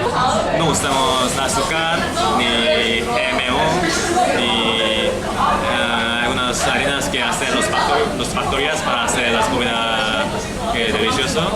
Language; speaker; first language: Spanish; non-native, fluent; Korean